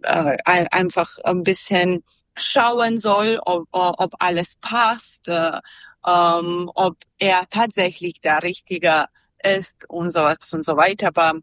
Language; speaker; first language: German; non-native, learner; Serbian